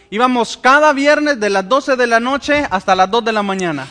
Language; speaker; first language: Spanish; native; Spanish